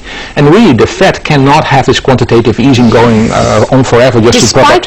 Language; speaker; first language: English; non-native, fluent; Dutch